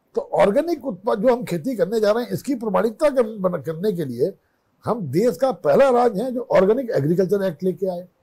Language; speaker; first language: Hindi; native; Hindi